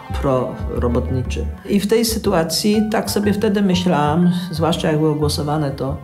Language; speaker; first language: Polish; native; Polish